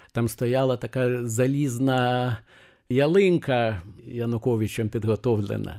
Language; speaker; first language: Ukrainian; non-native, fluent; Lithuanian